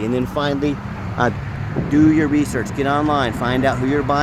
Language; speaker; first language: English; native; English